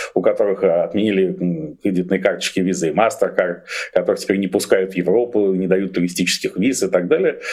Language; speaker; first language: Russian; native; Russian